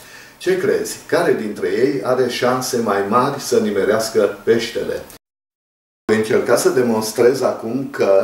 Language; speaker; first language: Romanian; native; Romanian